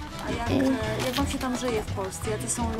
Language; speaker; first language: Polish; native; Polish